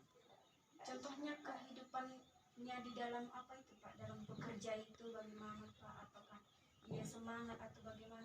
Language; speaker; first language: Indonesian; native; Indonesian